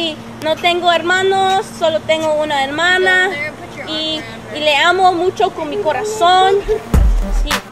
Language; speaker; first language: Spanish; non-native, learner; English